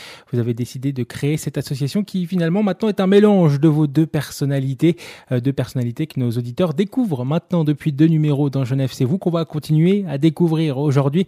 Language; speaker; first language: French; native; French